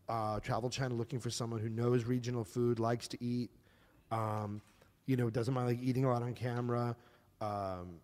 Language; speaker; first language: English; native; English